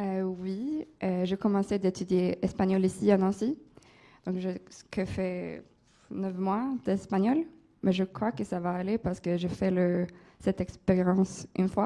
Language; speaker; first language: French; non-native, fluent; Swedish